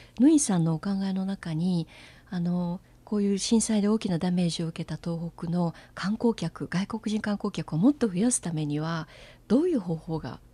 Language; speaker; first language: Japanese; native; Japanese